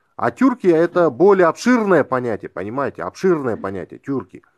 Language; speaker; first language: Russian; non-native, local second language; Kazakh